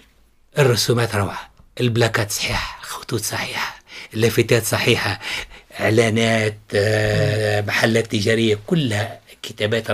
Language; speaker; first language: Arabic; native; Arabic